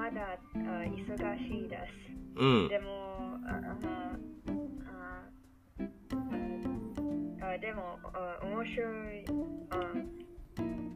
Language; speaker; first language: Japanese; non-native, learner; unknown